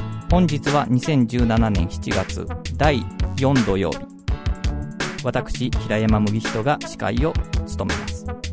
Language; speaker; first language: Japanese; native; Japanese